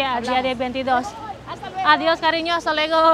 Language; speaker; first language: Spanish; non-native, learner; Indonesian